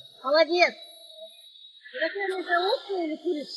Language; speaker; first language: Russian; native; Russian